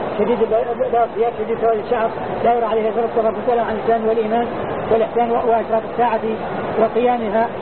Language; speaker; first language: Arabic; native; Arabic